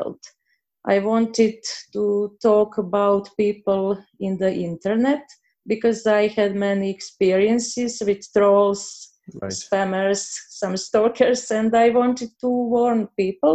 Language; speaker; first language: English; non-native, learner; Croatian